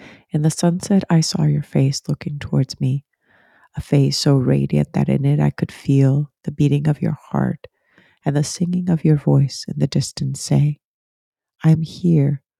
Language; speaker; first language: English; early bilingual, other home language; Spanish